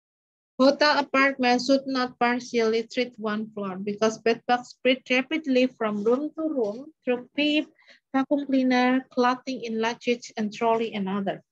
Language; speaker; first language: English; non-native, learner; Indonesian